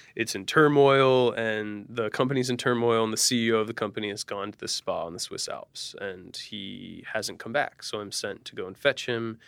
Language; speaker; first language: English; native; English